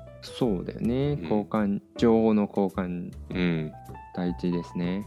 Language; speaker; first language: Japanese; non-native, fluent; Chinese